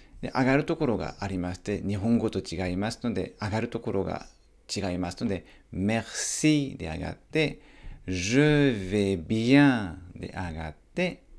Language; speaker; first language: Japanese; non-native, fluent; French